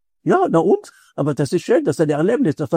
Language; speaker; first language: German; non-native, fluent; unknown